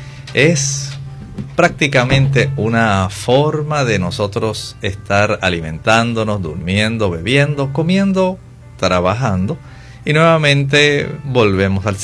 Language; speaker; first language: Spanish; native; Spanish